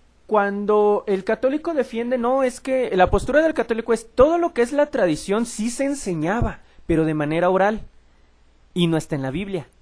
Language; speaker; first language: Spanish; native; Spanish